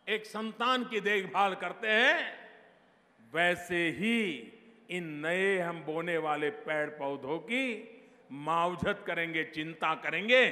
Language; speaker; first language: Hindi; non-native, local second language; Gujarati